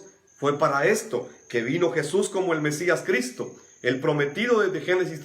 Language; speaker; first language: Spanish; native; Spanish